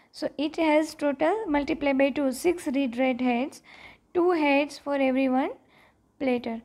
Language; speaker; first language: English; non-native, local second language; Gujarati